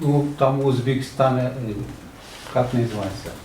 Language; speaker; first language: Russian; non-native, learner; Uzbek